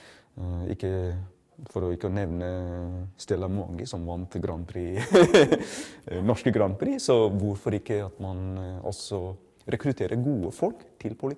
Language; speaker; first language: Norwegian; non-native, fluent; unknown